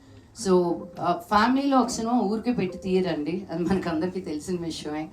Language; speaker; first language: Telugu; native; Telugu